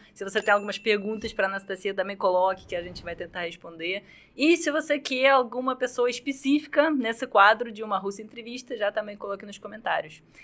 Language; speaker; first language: Portuguese; non-native, fluent; Russian